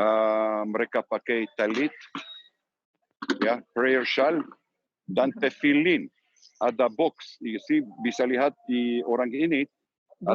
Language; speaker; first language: Indonesian; non-native, learner; Hebrew